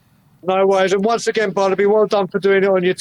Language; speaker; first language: English; native; English